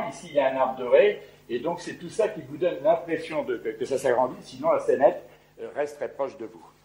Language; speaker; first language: French; native; French